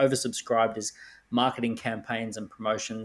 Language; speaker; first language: English; native; English